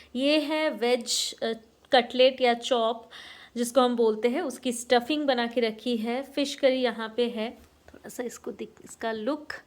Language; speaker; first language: Hindi; non-native, local second language; Bangla